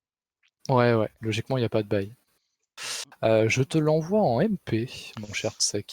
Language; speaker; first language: French; native; French